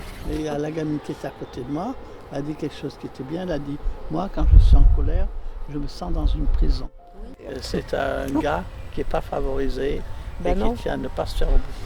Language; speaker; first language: French; native; French